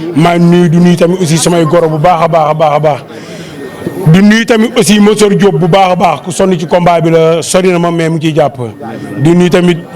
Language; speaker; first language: Wolof; native; Wolof